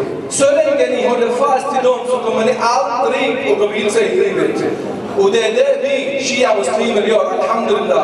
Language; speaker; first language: Swedish; early bilingual, other home language; Arabic